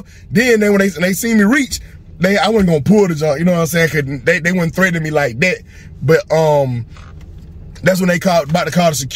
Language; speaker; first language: English; native; English